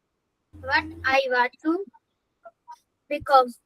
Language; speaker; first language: English; non-native, learner; Hindi